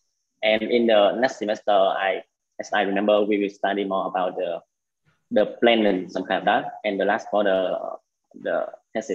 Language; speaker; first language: English; non-native, learner; Vietnamese